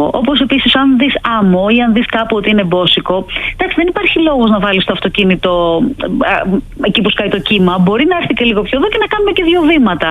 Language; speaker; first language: Greek; native; Greek